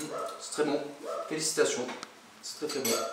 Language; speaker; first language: French; non-native, learner; English